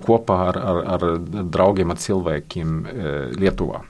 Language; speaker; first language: Latvian; non-native, learner; Swedish